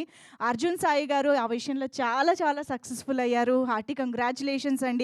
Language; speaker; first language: Telugu; native; Telugu